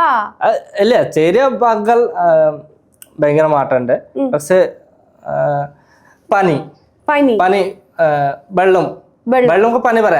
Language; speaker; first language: Malayalam; non-native, local second language; Bangla